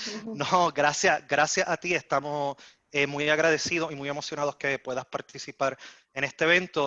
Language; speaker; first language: Spanish; native; Spanish